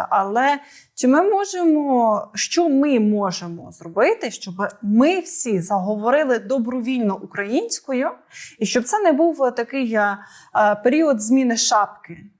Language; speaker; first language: Ukrainian; native; Ukrainian